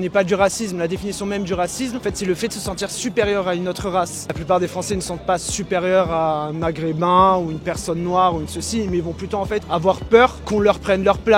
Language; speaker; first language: French; native; French